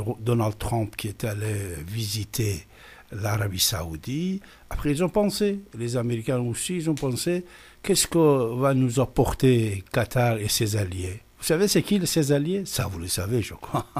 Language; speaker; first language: French; non-native, fluent; Persian